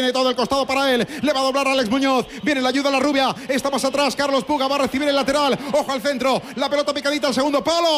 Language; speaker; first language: Spanish; native; Spanish